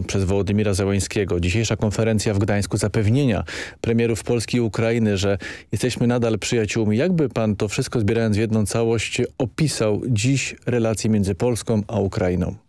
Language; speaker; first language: Polish; native; Polish